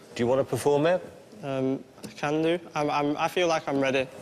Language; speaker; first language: English; native; English